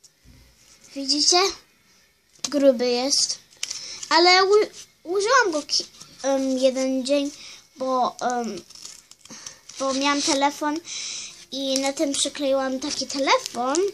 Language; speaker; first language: Polish; early bilingual, heritage; Polish